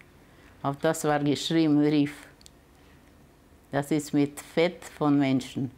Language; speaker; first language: German; early bilingual, heritage; German